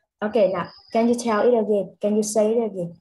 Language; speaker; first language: English; non-native, learner; Vietnamese